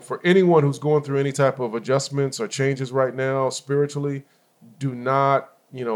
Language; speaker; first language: English; native; English